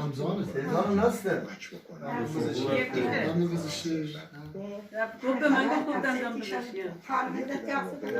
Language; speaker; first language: Turkish; non-native, fluent; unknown